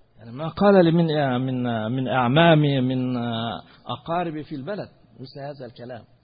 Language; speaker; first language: Arabic; non-native, fluent; Turkish